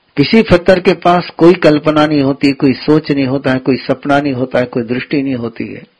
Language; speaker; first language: Hindi; non-native, local second language; Gujarati